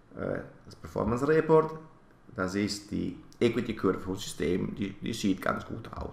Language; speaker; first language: German; non-native, fluent; Italian